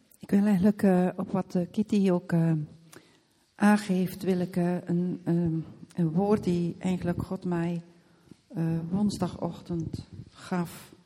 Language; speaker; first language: Dutch; native; Dutch